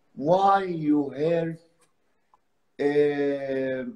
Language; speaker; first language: English; non-native, fluent; Arabic